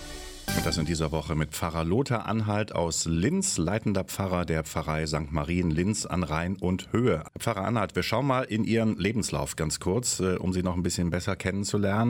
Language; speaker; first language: German; native; German